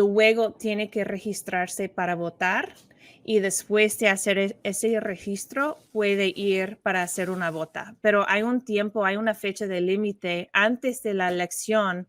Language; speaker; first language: Spanish; non-native, learner; English